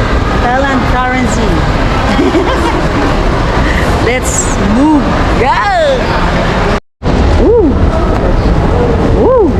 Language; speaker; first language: English; non-native, local second language; Filipino